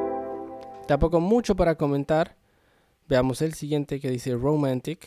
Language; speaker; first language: Spanish; native; Spanish